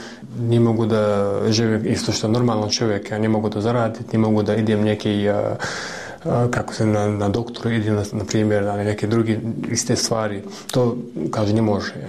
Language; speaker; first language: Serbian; non-native, learner; Chechen